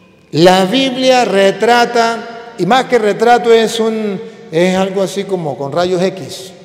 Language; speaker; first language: Spanish; native; Spanish